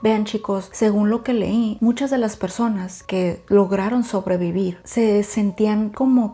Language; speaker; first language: Spanish; native; Spanish